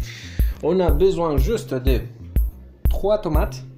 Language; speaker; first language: French; non-native, fluent; Spanish